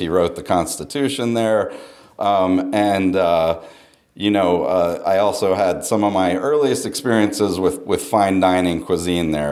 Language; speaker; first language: English; native; English